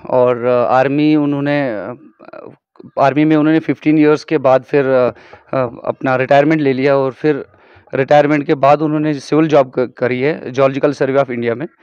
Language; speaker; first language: Hindi; non-native, local second language; Kashmiri